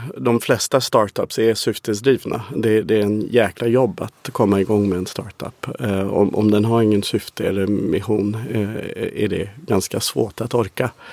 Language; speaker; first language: Swedish; non-native, fluent; English